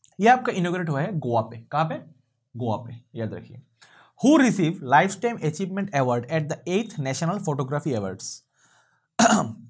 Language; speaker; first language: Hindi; non-native, local second language; Bangla